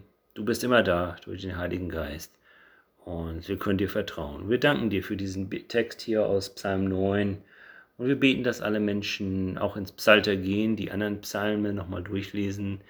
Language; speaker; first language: German; native; German